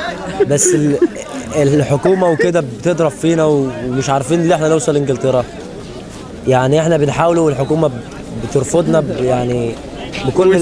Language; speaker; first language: Arabic; native; Arabic